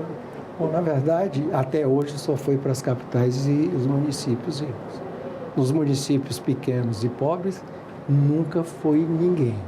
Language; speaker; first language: Portuguese; native; Portuguese